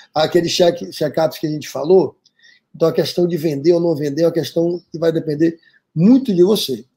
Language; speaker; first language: Portuguese; native; Portuguese